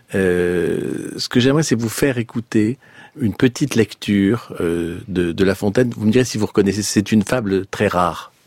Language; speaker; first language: French; native; French